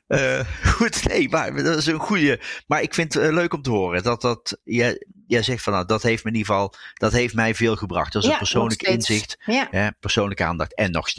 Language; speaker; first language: Dutch; native; Dutch